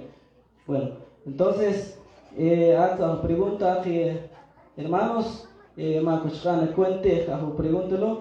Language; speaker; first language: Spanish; non-native, local second language; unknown